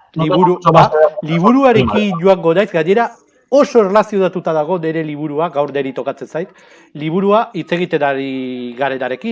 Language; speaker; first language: Basque; non-native, local second language; Spanish